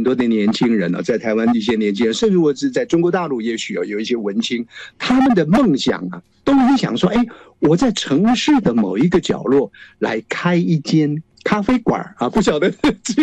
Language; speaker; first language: Chinese; native; Chinese